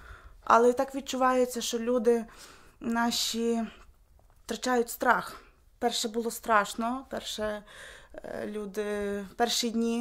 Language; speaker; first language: Polish; non-native, learner; Ukrainian